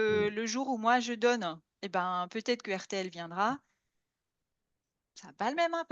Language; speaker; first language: French; native; French